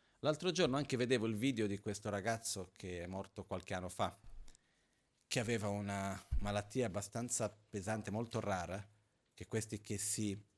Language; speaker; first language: Italian; non-native, fluent; Portuguese